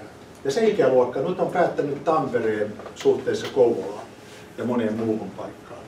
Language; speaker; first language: Finnish; native; Finnish